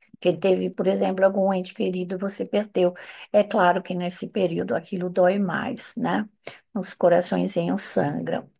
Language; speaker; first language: Portuguese; non-native, fluent; Italian